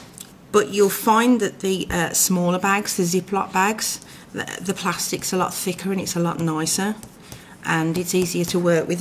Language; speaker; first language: English; native; English